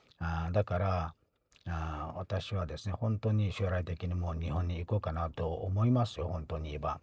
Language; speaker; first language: Japanese; non-native, fluent; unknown